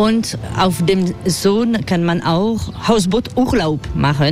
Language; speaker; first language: German; non-native, learner; French